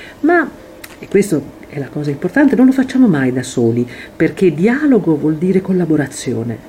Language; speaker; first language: Italian; native; Italian